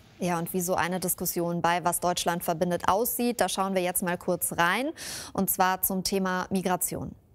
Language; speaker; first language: German; native; German